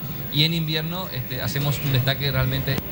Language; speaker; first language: Spanish; native; Spanish